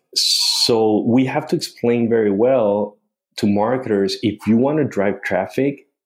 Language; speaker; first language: English; non-native, fluent; Spanish